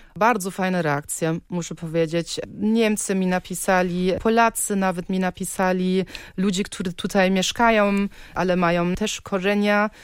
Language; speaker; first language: Polish; early bilingual, heritage; Polish